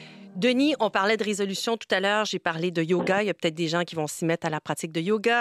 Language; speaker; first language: French; native; French